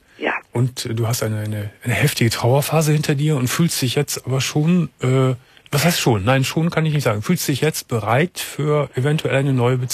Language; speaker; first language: German; native; German